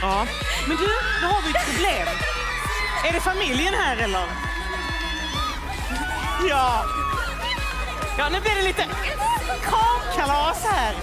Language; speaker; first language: Swedish; native; Swedish